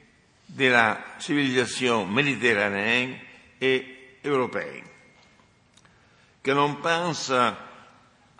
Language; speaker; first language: French; non-native, fluent; Italian